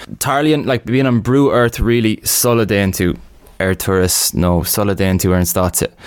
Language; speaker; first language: Irish; non-native, local second language; English